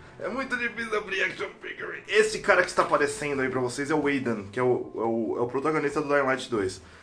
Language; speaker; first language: Portuguese; native; Portuguese